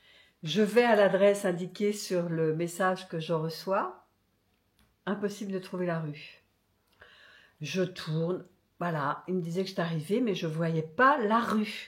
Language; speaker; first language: French; native; French